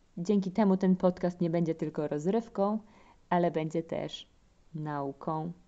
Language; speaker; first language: Polish; native; Polish